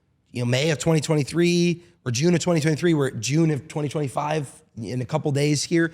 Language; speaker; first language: English; native; English